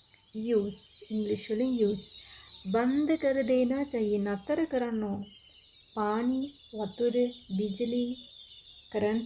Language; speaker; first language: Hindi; non-native, fluent; Sinhala